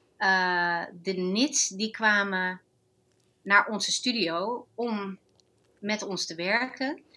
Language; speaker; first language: Dutch; non-native, fluent; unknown